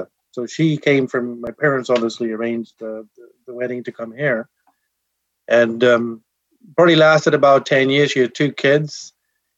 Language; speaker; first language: English; native; English